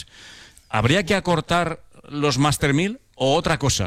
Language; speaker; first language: Spanish; native; Spanish